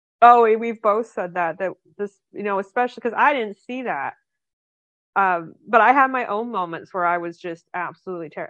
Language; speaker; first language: English; native; English